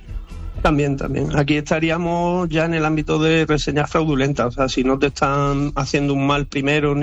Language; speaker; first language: Spanish; native; Spanish